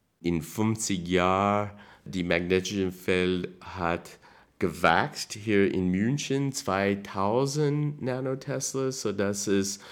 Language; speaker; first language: German; non-native, learner; English